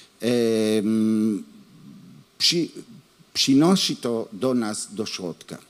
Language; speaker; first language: Polish; non-native, learner; Hebrew